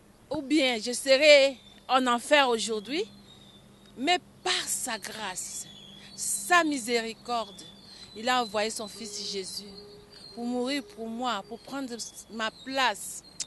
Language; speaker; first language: French; non-native, local second language; Lingala